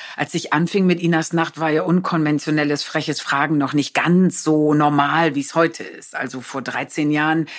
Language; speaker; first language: German; non-native, local second language; Low German